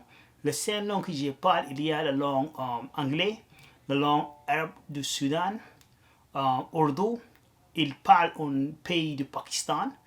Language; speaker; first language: French; non-native, learner; Arabic